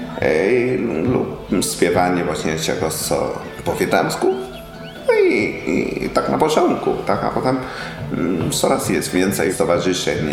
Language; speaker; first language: Polish; non-native, learner; Vietnamese